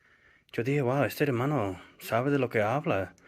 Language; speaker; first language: Spanish; early bilingual, heritage; English